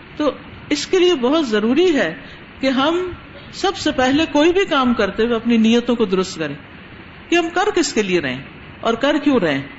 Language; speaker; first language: Urdu; non-native, local second language; Punjabi